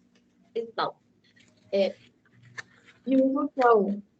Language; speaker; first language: English; non-native, learner; Spanish